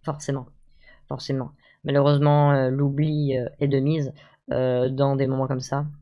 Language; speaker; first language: French; native; French